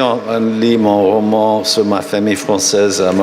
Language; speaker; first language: French; non-native, fluent; English